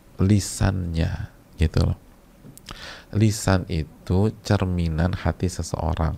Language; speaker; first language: Indonesian; native; Indonesian